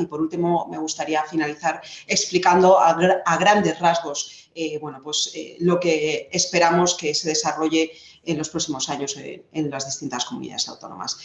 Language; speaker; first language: Spanish; native; Spanish